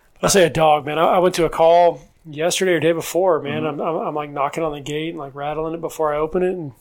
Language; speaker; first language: English; native; English